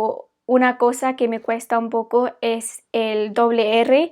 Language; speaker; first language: Spanish; non-native, fluent; English